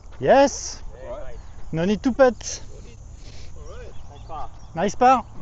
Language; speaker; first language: English; non-native, learner; French